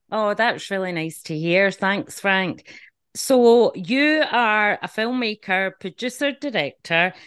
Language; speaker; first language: English; native; English